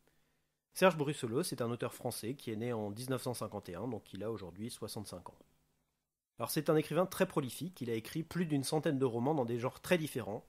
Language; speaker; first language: French; native; French